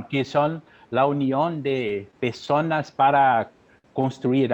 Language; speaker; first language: Spanish; non-native, learner; Portuguese